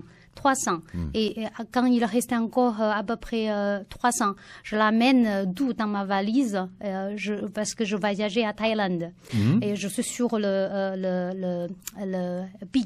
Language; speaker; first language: French; non-native, learner; Chinese